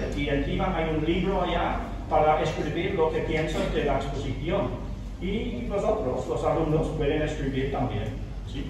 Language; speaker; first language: Spanish; non-native, fluent; English